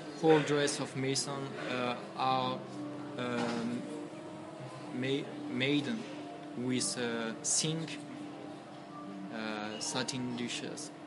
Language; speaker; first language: English; non-native, learner; French